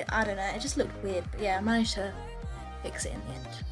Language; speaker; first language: English; native; English